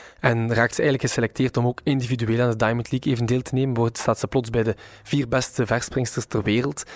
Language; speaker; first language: Dutch; native; Dutch